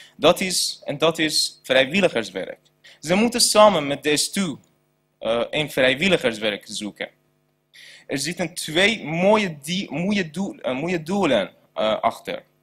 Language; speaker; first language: Dutch; non-native, learner; Persian